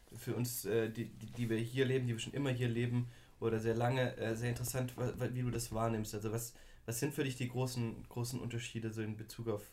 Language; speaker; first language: German; native; German